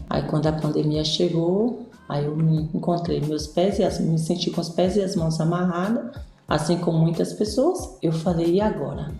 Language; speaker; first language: Portuguese; native; Portuguese